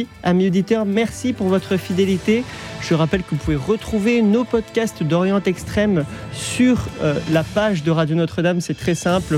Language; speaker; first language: French; native; French